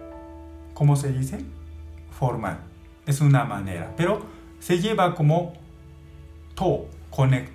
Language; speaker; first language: Spanish; non-native, learner; Japanese